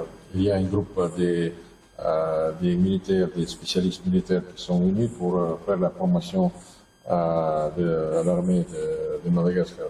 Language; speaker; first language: French; non-native, fluent; Russian